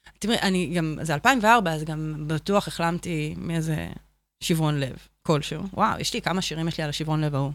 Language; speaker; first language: Hebrew; native; Hebrew